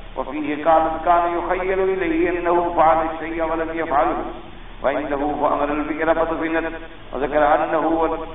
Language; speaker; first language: Urdu; native; Urdu